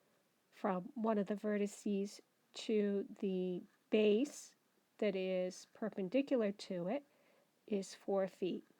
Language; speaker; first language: English; native; English